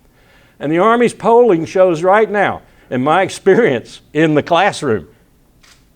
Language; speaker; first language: English; native; English